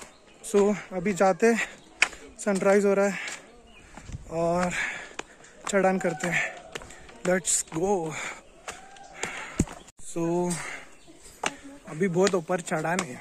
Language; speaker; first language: Hindi; native; Hindi